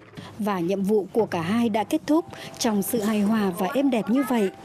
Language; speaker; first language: Vietnamese; native; Vietnamese